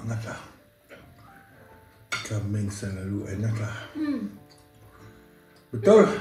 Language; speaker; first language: Indonesian; non-native, learner; French